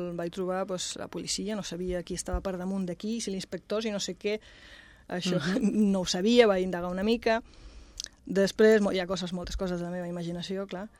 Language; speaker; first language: Catalan; non-native, local second language; Spanish